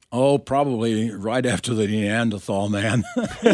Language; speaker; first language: English; native; English